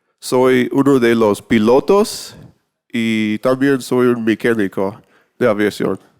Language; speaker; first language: Spanish; non-native, learner; English